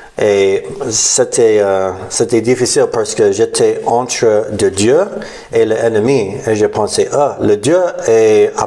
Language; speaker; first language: French; non-native, learner; English